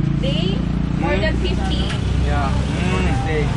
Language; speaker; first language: English; non-native, learner; Filipino